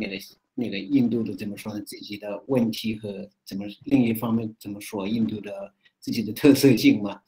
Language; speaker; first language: Chinese; non-native, fluent; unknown